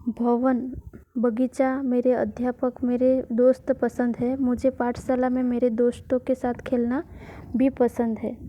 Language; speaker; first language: Hindi; non-native, local second language; Gujarati